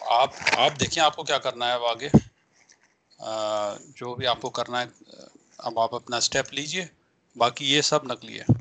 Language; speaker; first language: Hindi; native; Hindi